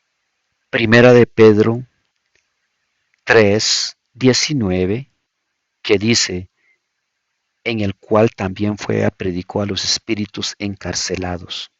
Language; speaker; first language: Spanish; native; Spanish